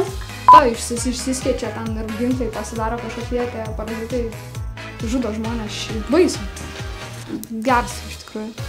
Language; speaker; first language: Lithuanian; native; Lithuanian